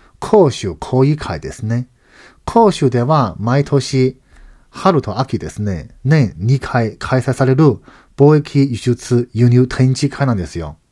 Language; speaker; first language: Japanese; non-native, fluent; Chinese